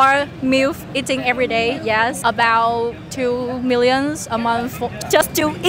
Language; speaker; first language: English; non-native, learner; Vietnamese